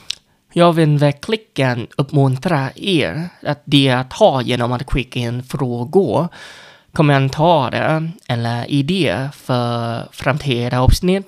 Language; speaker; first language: Swedish; non-native, fluent; Vietnamese